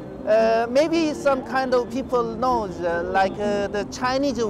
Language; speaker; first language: English; non-native, learner; Korean